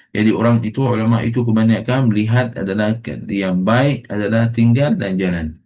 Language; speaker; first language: Malay; non-native, fluent; Arabic